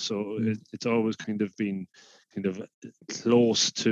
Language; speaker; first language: English; native; English